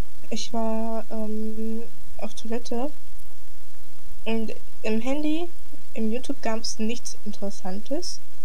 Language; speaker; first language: German; native; German